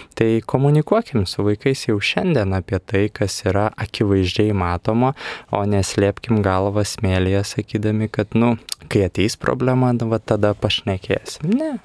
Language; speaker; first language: Lithuanian; native; Lithuanian